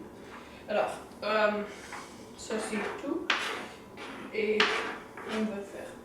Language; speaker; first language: French; non-native, learner; English